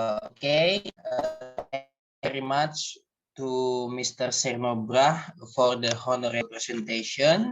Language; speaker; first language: English; non-native, learner; Indonesian